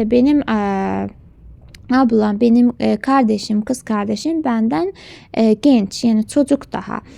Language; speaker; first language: Turkish; non-native, local second language; Azerbaijani